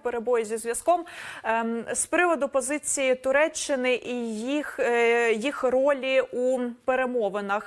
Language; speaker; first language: Ukrainian; native; Ukrainian